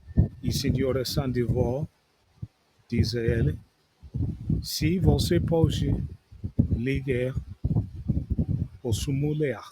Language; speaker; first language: Portuguese; non-native, learner; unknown